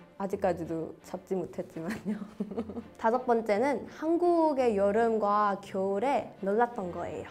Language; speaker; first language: Korean; non-native, fluent; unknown